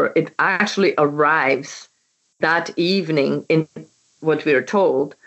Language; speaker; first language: English; non-native, fluent; Czech